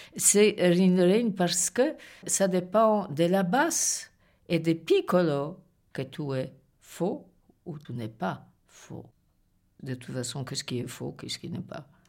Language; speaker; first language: French; non-native, fluent; Polish